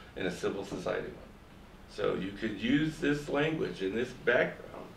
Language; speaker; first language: English; native; English